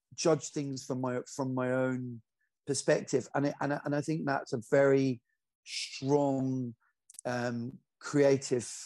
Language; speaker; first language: English; native; English